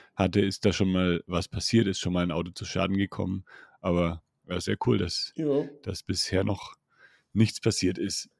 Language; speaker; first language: German; native; German